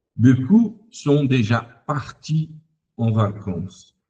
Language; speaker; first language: French; non-native, fluent; Portuguese